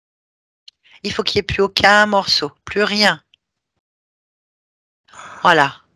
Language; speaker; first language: French; native; French